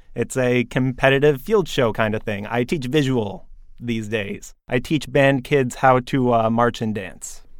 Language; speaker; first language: English; native; English